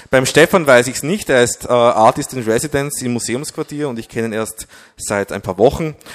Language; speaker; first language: German; native; German